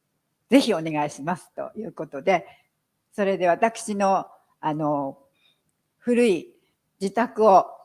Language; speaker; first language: Japanese; native; Japanese